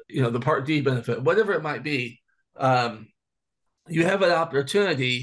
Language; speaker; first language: English; native; English